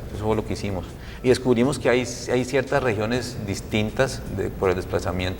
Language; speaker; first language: Spanish; native; Spanish